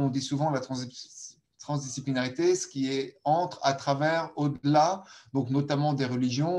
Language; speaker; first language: French; native; French